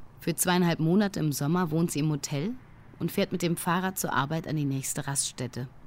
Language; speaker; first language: German; native; German